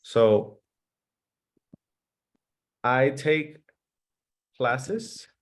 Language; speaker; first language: English; early bilingual, other home language; Spanish